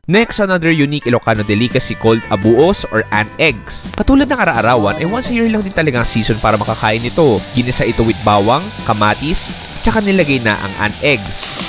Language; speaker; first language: Filipino; native; Filipino